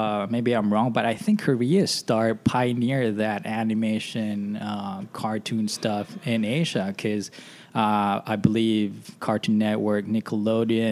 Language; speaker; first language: English; non-native, local second language; Filipino